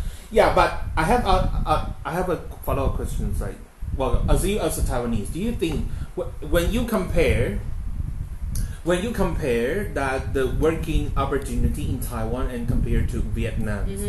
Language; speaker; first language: English; non-native, fluent; Chinese